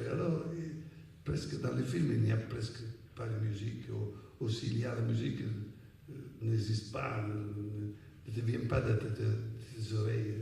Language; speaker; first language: French; non-native, fluent; Italian